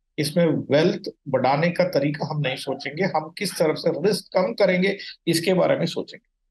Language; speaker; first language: Hindi; non-native, local second language; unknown